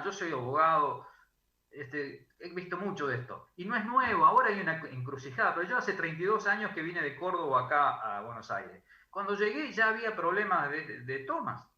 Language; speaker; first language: Spanish; native; Spanish